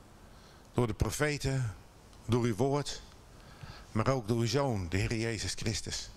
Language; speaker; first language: Dutch; native; Dutch